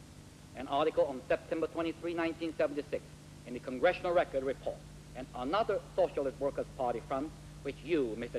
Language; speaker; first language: English; non-native, local second language; Korean